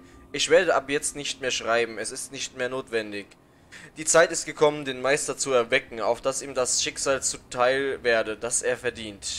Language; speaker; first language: German; native; German